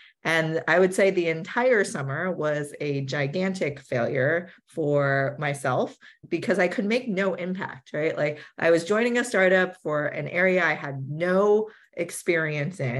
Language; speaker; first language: English; native; English